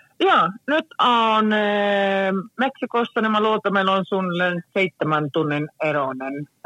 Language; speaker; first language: Finnish; early bilingual, heritage; Finnish